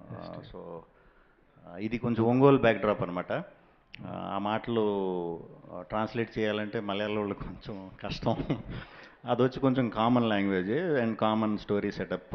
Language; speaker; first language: Telugu; native; Telugu